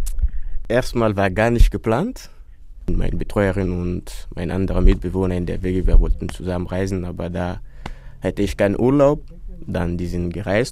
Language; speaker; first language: German; non-native, fluent; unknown